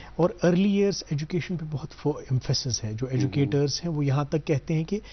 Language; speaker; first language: Hindi; non-native, local second language; Kashmiri